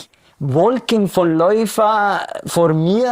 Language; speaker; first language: German; non-native, fluent; Spanish